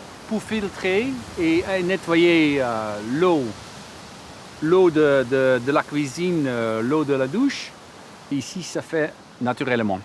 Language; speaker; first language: French; non-native, learner; Dutch